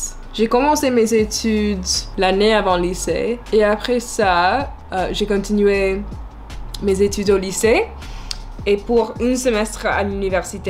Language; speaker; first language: French; non-native, learner; English